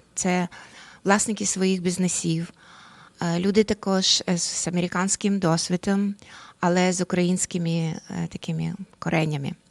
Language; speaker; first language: Ukrainian; non-native, local second language; Russian